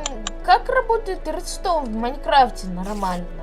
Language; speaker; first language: Russian; native; Russian